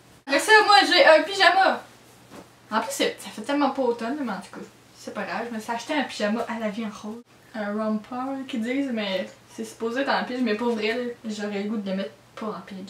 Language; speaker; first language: French; native; French